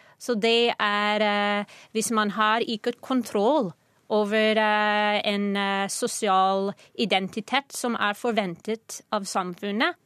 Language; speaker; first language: Norwegian; non-native, fluent; English